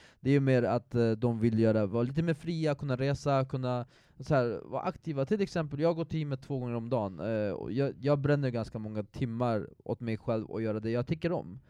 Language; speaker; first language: Swedish; non-native, fluent; Persian